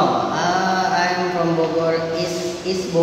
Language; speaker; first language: English; non-native, learner; Indonesian